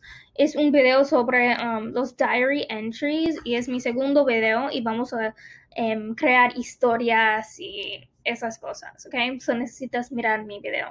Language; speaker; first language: Spanish; non-native, fluent; English